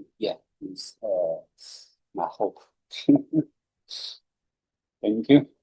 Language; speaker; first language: English; non-native, learner; Chinese